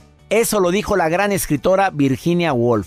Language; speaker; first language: Spanish; native; Spanish